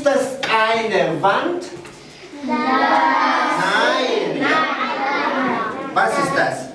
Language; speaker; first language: German; non-native, fluent; Mongolian